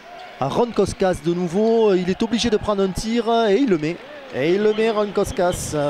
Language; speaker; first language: French; native; French